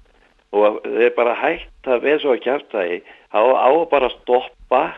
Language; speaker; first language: Icelandic; non-native, learner; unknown